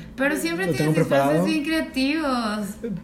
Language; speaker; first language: Spanish; native; Spanish